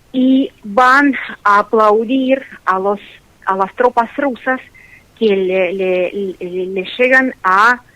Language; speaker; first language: Spanish; non-native, fluent; Russian